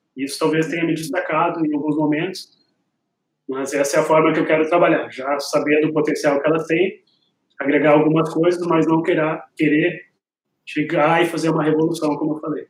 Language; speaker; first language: Portuguese; native; Portuguese